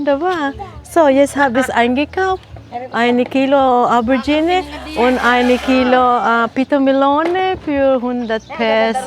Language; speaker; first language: German; non-native, fluent; Filipino